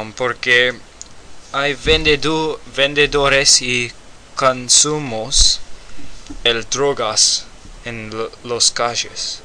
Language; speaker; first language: Spanish; non-native, learner; English